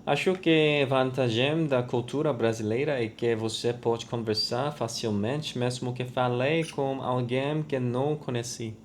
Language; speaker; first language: Portuguese; non-native, learner; Korean